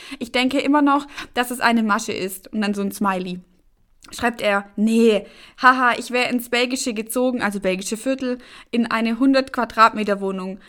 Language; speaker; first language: German; native; German